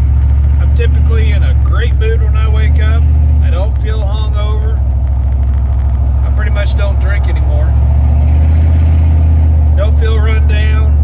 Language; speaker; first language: English; native; English